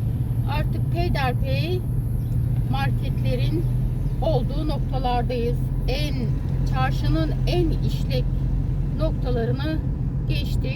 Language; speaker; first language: Turkish; native; Turkish